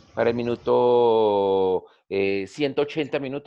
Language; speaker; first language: Spanish; native; Spanish